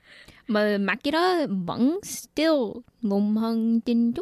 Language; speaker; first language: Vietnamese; early bilingual, heritage; Vietnamese